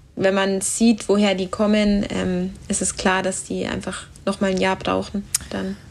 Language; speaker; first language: German; native; German